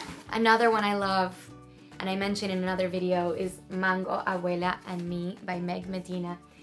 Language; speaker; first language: English; early bilingual, other home language; Spanish